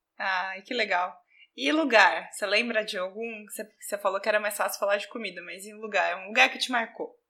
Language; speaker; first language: Portuguese; native; Portuguese